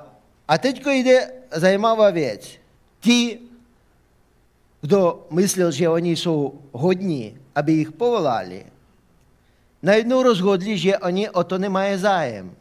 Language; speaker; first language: Czech; non-native, fluent; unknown